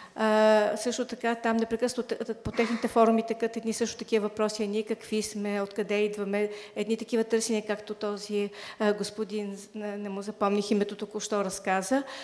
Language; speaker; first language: Bulgarian; native; Bulgarian